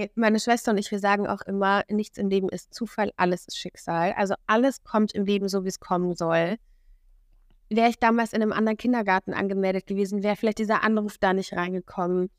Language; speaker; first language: German; native; German